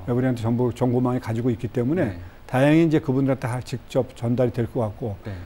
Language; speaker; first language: Korean; native; Korean